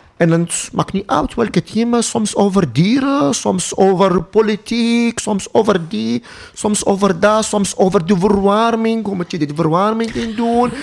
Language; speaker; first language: Dutch; non-native, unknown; Arabic